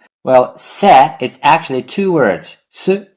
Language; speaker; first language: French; non-native, fluent; English